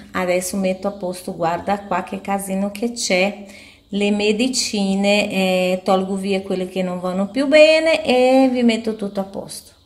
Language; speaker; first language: Italian; non-native, fluent; Portuguese